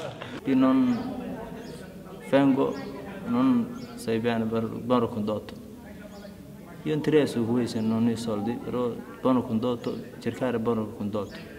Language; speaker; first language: Italian; non-native, learner; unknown